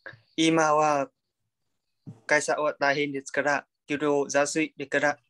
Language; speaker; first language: Japanese; non-native, learner; Vietnamese